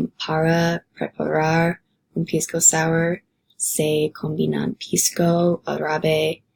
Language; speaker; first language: Spanish; non-native, learner; English